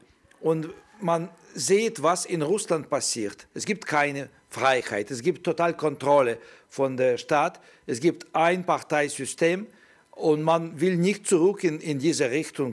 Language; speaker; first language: German; non-native, learner; Ukrainian